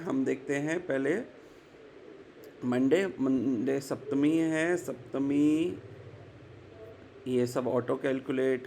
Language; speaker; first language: Hindi; native; Hindi